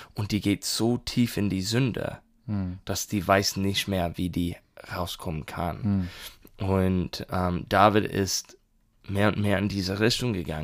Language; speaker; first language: German; non-native, learner; English